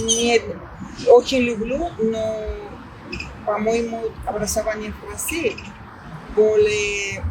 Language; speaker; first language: Russian; non-native, fluent; Spanish